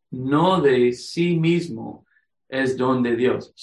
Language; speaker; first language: Spanish; non-native, fluent; English